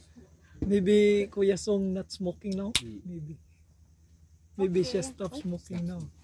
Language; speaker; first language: English; non-native, learner; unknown